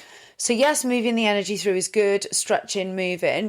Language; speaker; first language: English; native; English